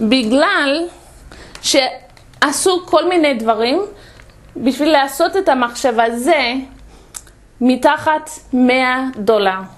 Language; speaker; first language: Hebrew; non-native, fluent; English